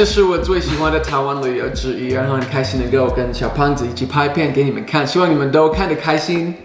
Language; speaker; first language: Chinese; non-native, fluent; English